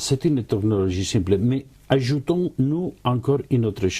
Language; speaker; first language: French; non-native, fluent; Spanish